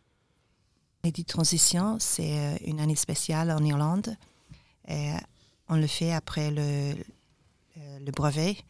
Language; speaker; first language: French; non-native, learner; English